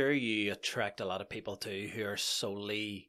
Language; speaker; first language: English; native; English